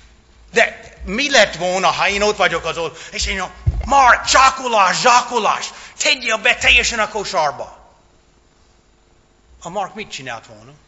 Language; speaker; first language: Hungarian; non-native, fluent; English